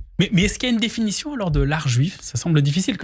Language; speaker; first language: French; native; French